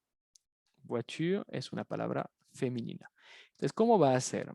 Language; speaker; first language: Spanish; native; Spanish